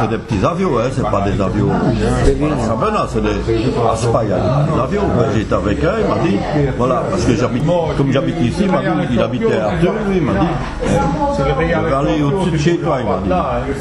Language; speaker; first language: French; native; French